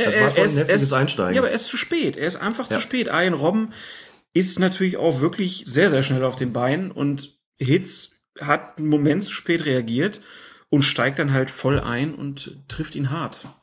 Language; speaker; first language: German; native; German